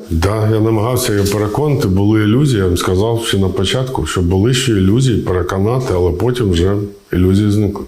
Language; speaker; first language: Ukrainian; non-native, local second language; Russian